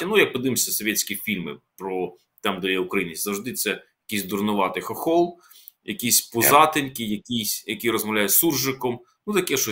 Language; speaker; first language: Ukrainian; native; Ukrainian